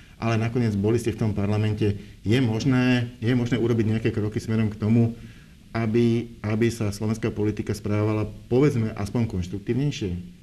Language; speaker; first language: Slovak; native; Slovak